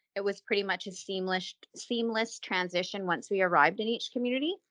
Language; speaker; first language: English; native; English